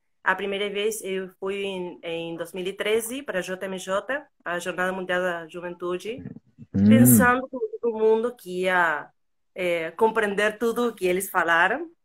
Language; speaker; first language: Portuguese; non-native, fluent; Spanish